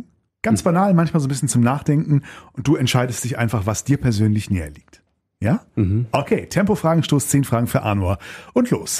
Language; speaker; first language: German; native; German